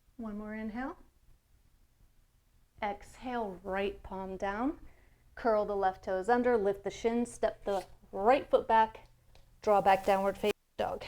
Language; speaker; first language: English; native; English